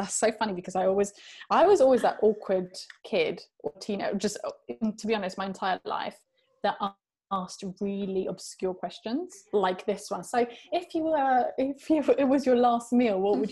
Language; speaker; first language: English; early bilingual, other home language; Italian